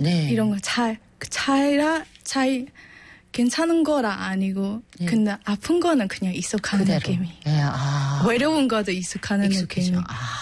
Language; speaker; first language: Korean; non-native, learner; Burmese